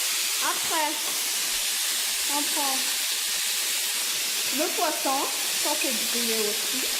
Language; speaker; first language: French; non-native, local second language; Malagasy